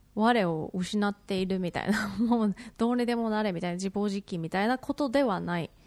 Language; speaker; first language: Japanese; native; Japanese